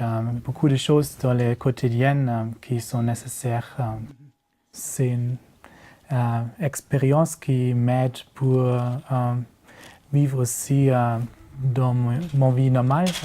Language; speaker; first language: French; non-native, learner; German